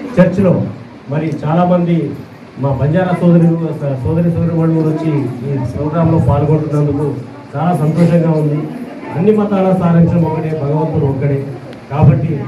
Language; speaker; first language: Telugu; non-native, local second language; Lambadi